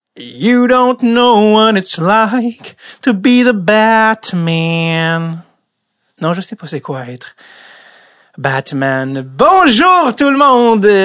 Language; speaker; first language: French; native; French